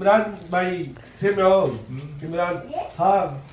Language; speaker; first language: Korean; non-native, learner; Punjabi